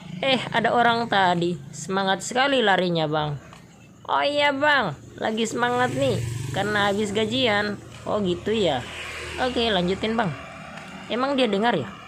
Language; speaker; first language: Indonesian; native; Indonesian